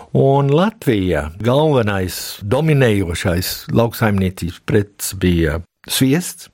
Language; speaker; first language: Latvian; early bilingual, heritage; Latvian